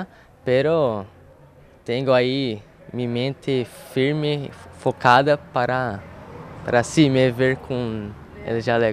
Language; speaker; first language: Spanish; non-native, learner; Portuguese